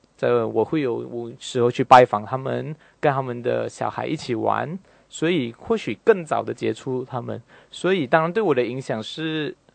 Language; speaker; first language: Chinese; native; Chinese